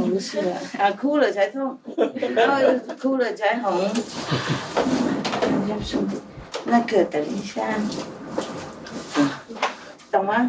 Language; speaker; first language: Chinese; non-native, fluent; Vietnamese